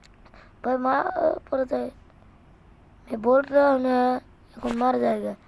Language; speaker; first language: Hindi; non-native, local second language; Bangla